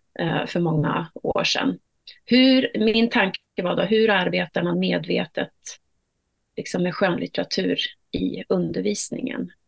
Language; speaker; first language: Swedish; native; Swedish